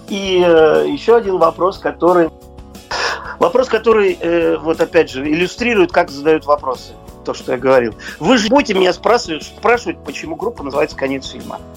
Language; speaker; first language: Russian; native; Russian